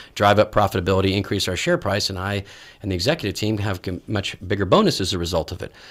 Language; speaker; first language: English; native; English